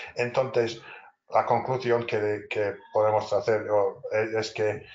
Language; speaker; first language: Spanish; non-native, fluent; English